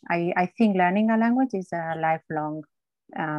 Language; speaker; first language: English; non-native, fluent; Spanish